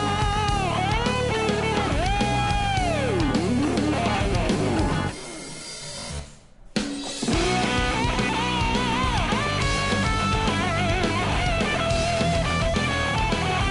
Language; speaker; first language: English; native; English